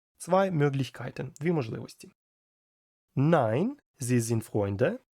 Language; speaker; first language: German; non-native, fluent; Ukrainian